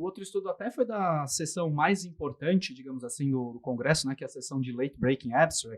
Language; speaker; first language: Portuguese; native; Portuguese